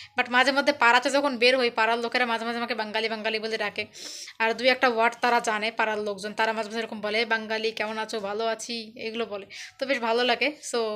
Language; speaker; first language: Bangla; native; Bangla